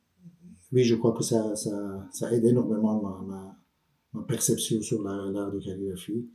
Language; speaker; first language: French; non-native, fluent; Persian